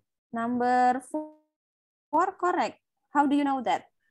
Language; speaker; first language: English; non-native, fluent; Indonesian